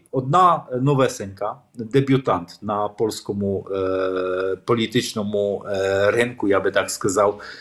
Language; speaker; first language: Ukrainian; non-native, fluent; Polish